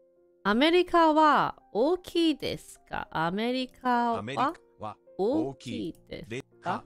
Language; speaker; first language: Japanese; non-native, learner; Korean